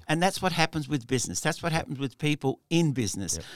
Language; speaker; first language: English; early bilingual, other home language; Italian